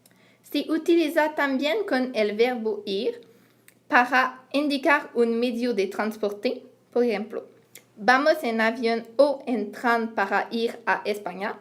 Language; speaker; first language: Spanish; non-native, learner; French